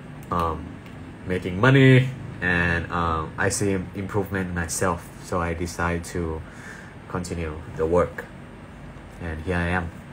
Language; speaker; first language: English; non-native, fluent; Thai